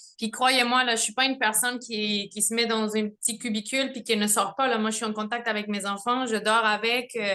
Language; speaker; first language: French; non-native, fluent; Spanish